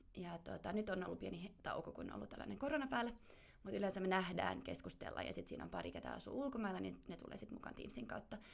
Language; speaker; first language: Finnish; non-native, fluent; German